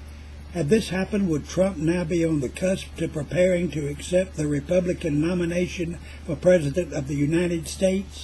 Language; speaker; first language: English; native; English